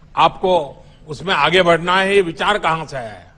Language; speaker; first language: Hindi; non-native, local second language; Gujarati